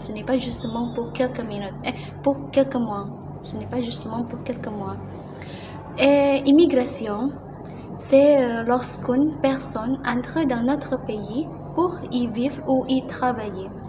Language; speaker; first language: French; non-native, learner; Indonesian